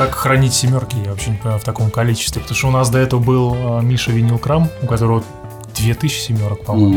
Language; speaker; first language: Russian; native; Russian